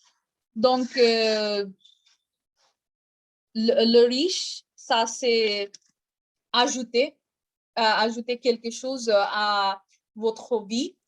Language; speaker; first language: French; non-native, learner; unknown